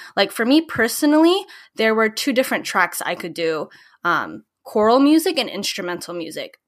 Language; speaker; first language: English; early bilingual, other home language; Filipino